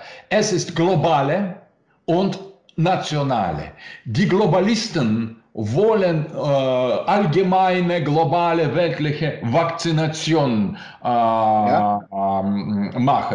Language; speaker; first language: German; non-native, learner; Russian